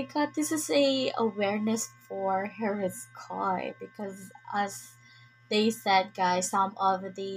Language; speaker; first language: English; non-native, learner; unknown